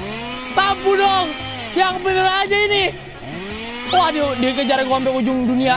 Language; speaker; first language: Indonesian; native; Indonesian